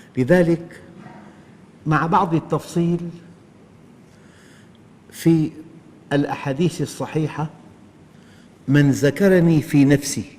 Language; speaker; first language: Arabic; native; Arabic